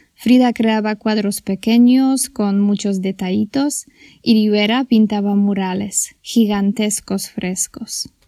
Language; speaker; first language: Spanish; non-native, fluent; Polish